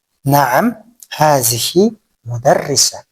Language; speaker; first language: Arabic; non-native, fluent; Kyrgyz